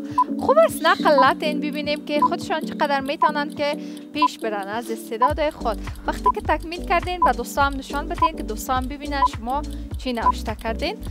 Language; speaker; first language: Persian; native; Persian